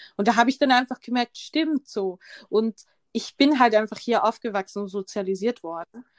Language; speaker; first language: German; early bilingual, other home language; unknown